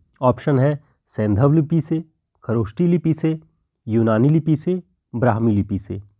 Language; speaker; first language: Hindi; native; Hindi